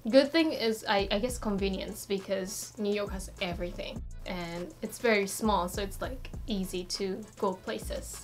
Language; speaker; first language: English; non-native, fluent; Japanese